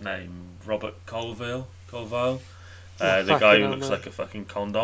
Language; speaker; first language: English; native; English